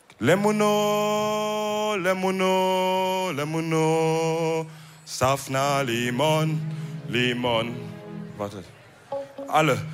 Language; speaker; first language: German; early bilingual, other home language; Wolof